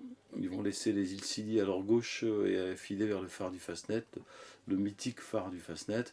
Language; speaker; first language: French; native; French